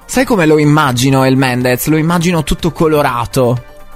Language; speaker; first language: Italian; native; Italian